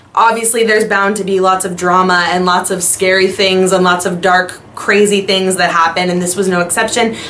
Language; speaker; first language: English; native; English